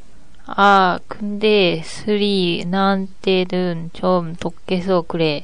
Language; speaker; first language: Korean; non-native, learner; Japanese